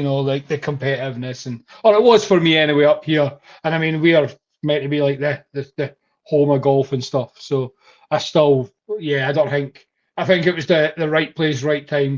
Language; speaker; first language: English; native; English